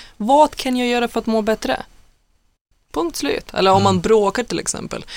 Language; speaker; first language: Swedish; non-native, fluent; Lithuanian